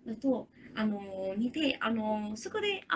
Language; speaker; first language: Japanese; non-native, learner; Arabic